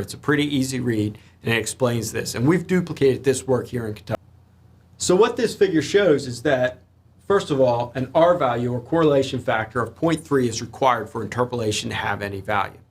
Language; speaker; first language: English; native; English